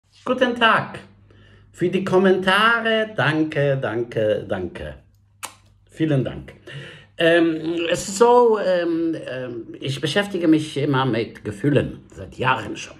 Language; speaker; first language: German; non-native, fluent; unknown